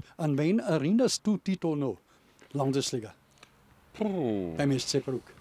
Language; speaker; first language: German; native; German